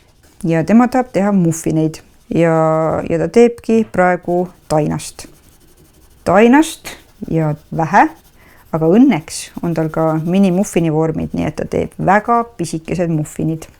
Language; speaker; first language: Estonian; native; Estonian